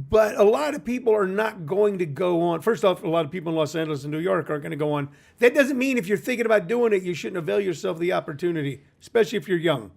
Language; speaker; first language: English; native; English